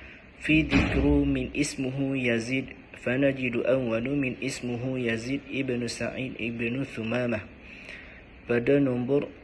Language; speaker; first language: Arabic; non-native, learner; Malay